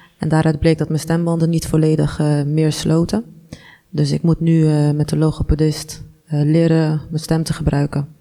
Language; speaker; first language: Dutch; early bilingual, other home language; Arabic